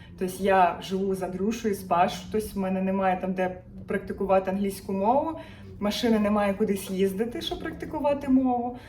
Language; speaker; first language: Ukrainian; non-native, local second language; Russian